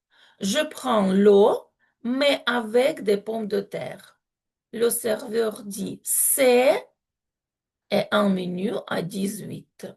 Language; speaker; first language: French; non-native, fluent; Ukrainian